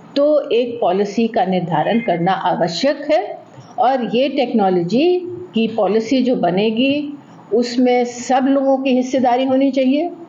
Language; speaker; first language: Hindi; native; Hindi